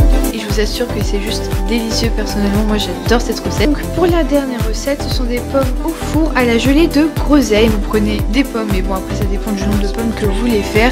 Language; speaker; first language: French; native; French